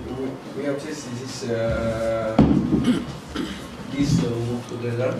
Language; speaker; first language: English; non-native, learner; Indonesian